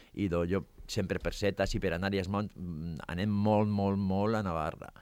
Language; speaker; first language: Catalan; non-native, fluent; Basque